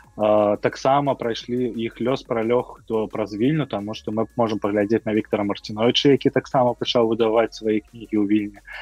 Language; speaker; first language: Belarusian; non-native, local second language; Russian